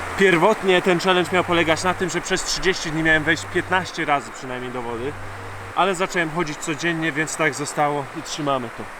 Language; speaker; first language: Polish; early bilingual, heritage; Polish